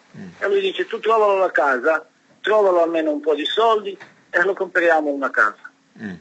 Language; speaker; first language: Italian; non-native, learner; Serbian